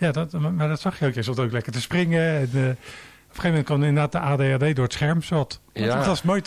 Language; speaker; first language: Dutch; native; Dutch